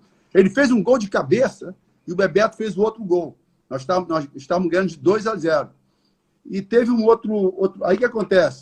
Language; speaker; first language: Portuguese; native; Portuguese